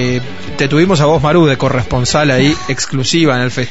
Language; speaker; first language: Spanish; native; Spanish